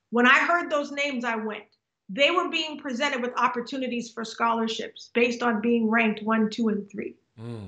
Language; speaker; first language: English; native; English